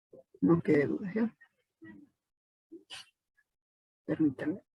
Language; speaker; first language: Spanish; native; Spanish